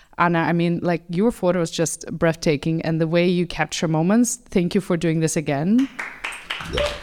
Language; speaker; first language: English; non-native, fluent; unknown